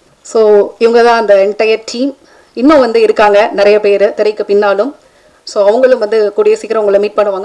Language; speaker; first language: Tamil; native; Tamil